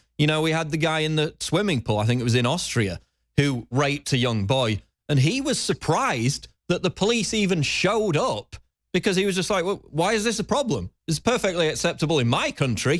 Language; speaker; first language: English; native; English